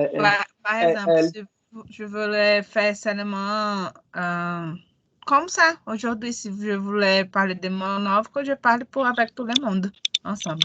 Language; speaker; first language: French; non-native, learner; Portuguese